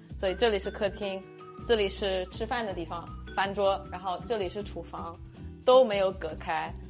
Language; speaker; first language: Chinese; non-native, fluent; English